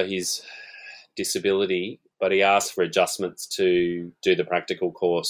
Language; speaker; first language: English; native; English